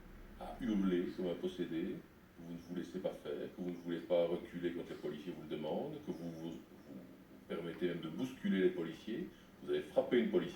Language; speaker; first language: French; native; French